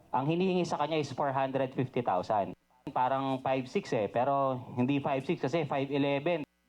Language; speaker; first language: Filipino; native; Filipino